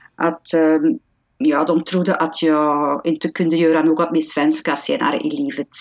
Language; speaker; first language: Swedish; non-native, fluent; Dutch